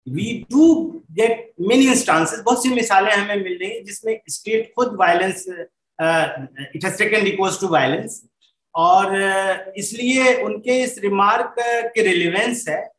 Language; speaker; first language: Hindi; native; Hindi